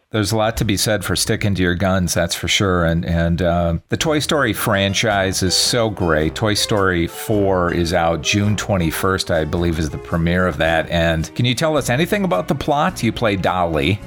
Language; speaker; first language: English; native; English